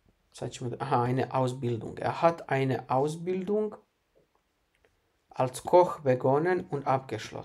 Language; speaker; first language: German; non-native, fluent; Bosnian